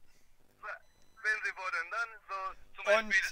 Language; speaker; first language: German; non-native, learner; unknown